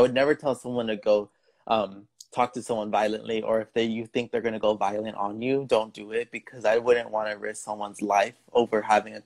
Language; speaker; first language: English; native; English